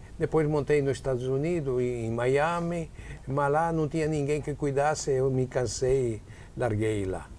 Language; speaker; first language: Portuguese; non-native, fluent; Italian